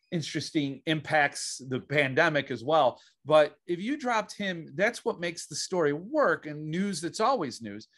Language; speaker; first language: English; native; English